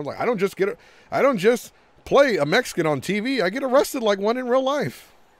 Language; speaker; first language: English; native; English